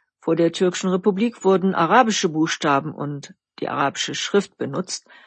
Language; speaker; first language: German; non-native, fluent; Turkish